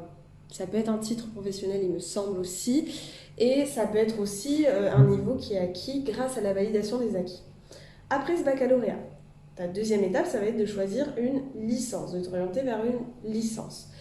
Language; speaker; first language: French; native; French